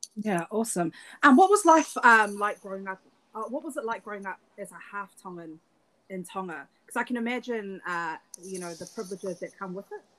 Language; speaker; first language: English; native; English